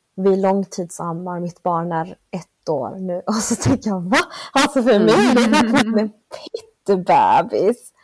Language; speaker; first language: Swedish; early bilingual, other home language; Spanish